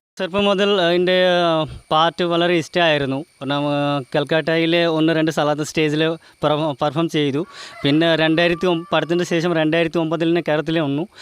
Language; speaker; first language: Malayalam; non-native, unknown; Bangla